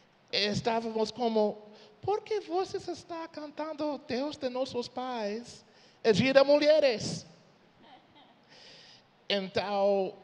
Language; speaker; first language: Portuguese; non-native, fluent; English